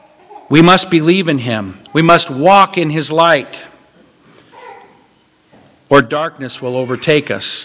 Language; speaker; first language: English; native; English